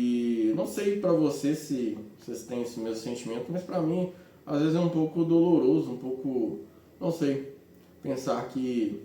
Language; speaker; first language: Portuguese; native; Portuguese